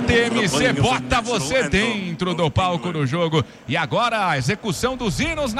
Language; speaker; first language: Portuguese; native; Portuguese